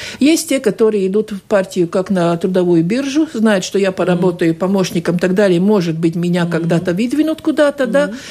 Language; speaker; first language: Russian; non-native, local second language; Latvian